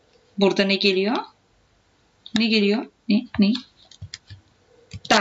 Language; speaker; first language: Turkish; native; Turkish